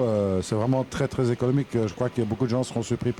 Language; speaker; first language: French; native; French